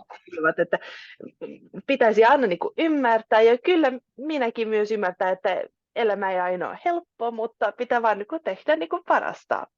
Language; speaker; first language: Finnish; non-native, local second language; Swedish